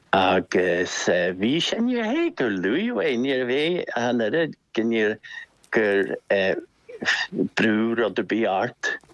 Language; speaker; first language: Irish; non-native, local second language; English